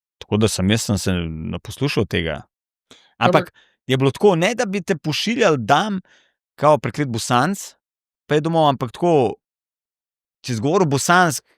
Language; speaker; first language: Slovenian; non-native, local second language; Serbian